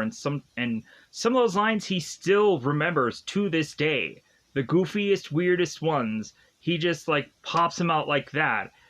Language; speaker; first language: English; native; English